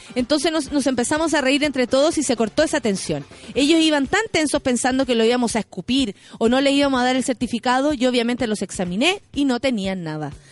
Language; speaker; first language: Spanish; native; Spanish